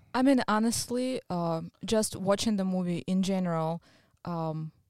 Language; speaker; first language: English; non-native, fluent; Russian